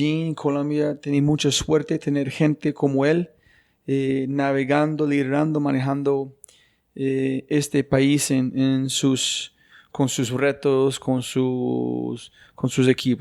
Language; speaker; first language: Spanish; non-native, fluent; English